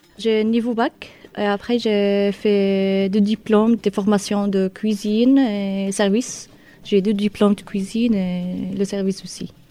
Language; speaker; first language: French; non-native, local second language; Arabic